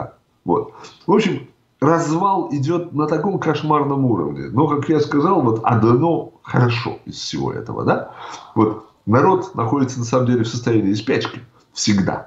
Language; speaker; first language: Russian; native; Russian